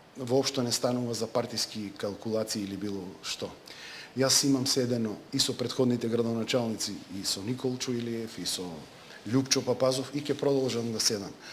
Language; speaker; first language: Macedonian; native; Macedonian